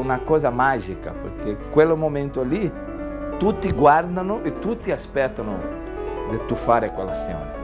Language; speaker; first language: Italian; non-native, fluent; Portuguese